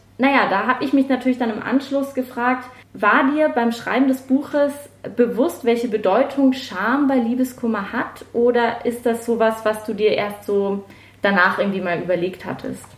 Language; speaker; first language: German; native; German